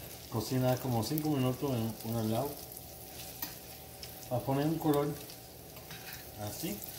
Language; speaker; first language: Spanish; non-native, learner; English